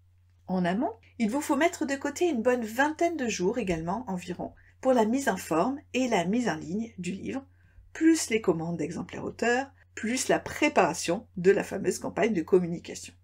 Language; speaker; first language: French; native; French